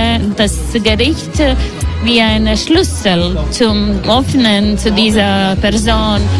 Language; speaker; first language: German; non-native, learner; Latvian